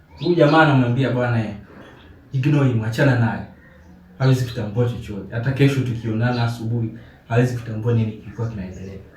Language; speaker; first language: Swahili; native; Swahili